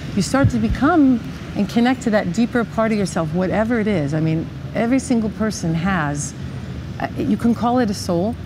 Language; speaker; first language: English; native; English